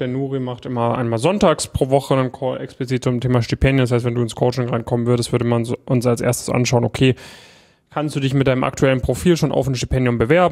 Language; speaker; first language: German; native; German